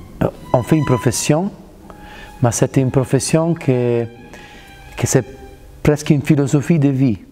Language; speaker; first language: French; non-native, fluent; Italian